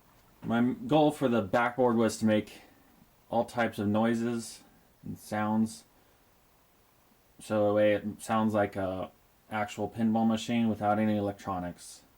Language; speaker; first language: English; native; English